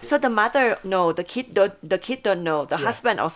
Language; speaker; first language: English; non-native, fluent; Thai